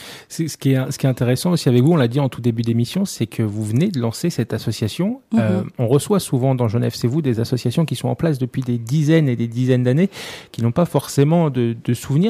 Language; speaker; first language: French; native; French